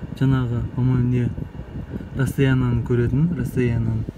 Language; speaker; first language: Russian; non-native, local second language; Kazakh